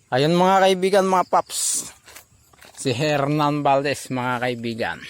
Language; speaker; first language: Filipino; native; Filipino